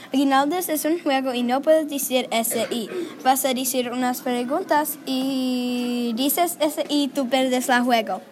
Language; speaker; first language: Spanish; non-native, learner; English